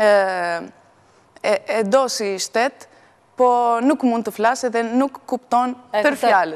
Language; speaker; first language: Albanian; early bilingual, heritage; Albanian